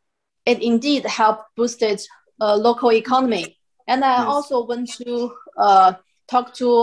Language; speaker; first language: English; non-native, fluent; Chinese